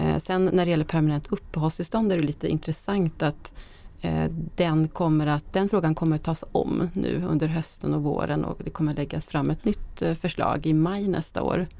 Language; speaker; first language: Swedish; native; Swedish